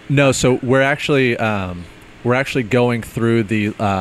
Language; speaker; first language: English; native; English